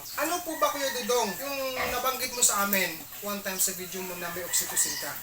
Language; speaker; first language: Filipino; non-native, local second language; Cebuano